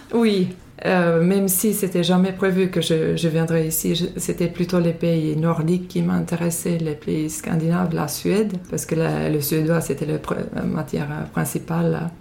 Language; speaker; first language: French; non-native, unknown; Finnish